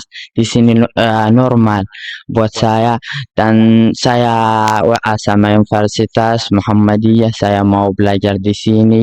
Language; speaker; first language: Indonesian; non-native, learner; Arabic